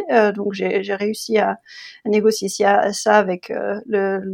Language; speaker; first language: French; native; French